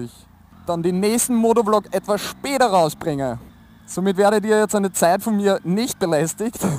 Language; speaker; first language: German; native; German